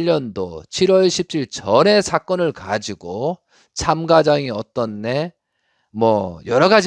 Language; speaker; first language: Korean; native; Korean